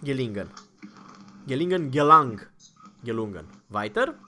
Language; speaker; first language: German; non-native, fluent; Romanian